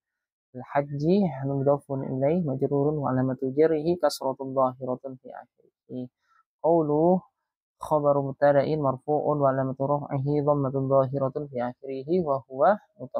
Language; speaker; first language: Arabic; non-native, fluent; Indonesian